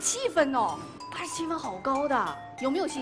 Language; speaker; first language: Chinese; native; Chinese